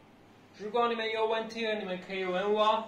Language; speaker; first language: Chinese; non-native, learner; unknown